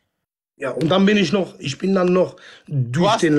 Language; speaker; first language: German; non-native, fluent; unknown